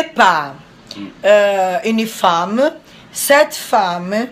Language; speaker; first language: French; non-native, learner; Portuguese